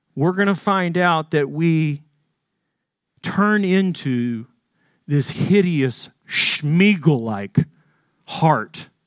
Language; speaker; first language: English; native; English